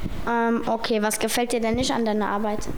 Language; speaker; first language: German; native; German